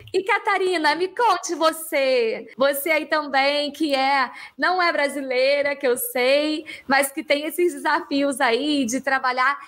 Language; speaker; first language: Portuguese; native; Portuguese